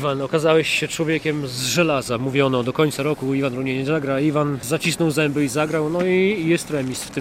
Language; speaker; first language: Polish; native; Polish